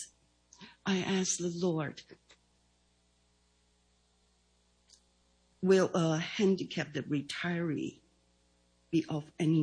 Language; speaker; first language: English; non-native, fluent; Chinese